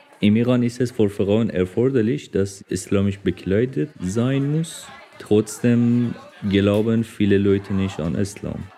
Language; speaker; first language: German; non-native, learner; Persian